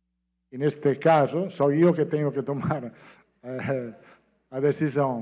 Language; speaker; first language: Portuguese; non-native, fluent; Italian